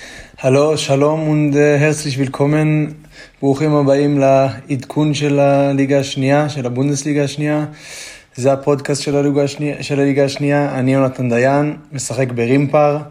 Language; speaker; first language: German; non-native, fluent; Hebrew